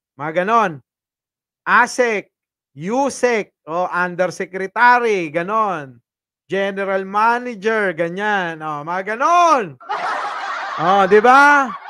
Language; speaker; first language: Filipino; non-native, local second language; Iloko